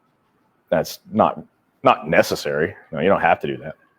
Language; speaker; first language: English; native; English